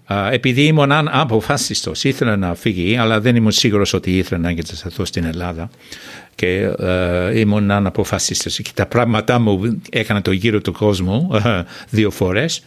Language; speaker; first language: Greek; non-native, fluent; English